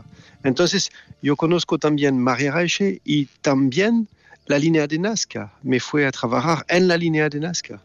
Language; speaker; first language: Spanish; non-native, fluent; French